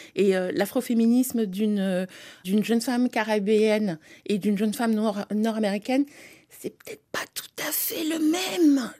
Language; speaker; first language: French; native; French